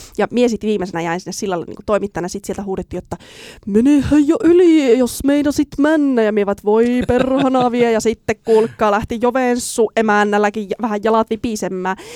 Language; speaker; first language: Finnish; native; Finnish